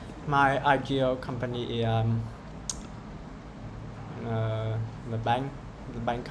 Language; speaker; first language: English; non-native, learner; Vietnamese